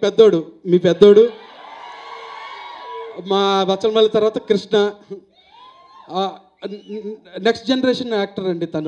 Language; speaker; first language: Telugu; native; Telugu